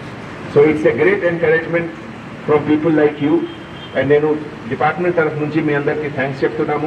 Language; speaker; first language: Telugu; non-native, local second language; Hindi